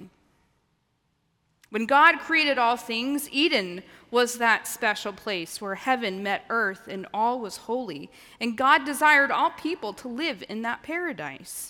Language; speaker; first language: English; native; English